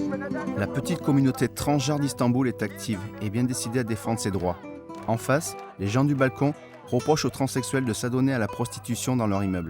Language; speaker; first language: French; native; French